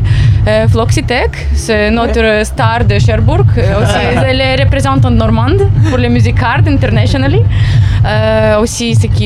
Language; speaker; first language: French; non-native, learner; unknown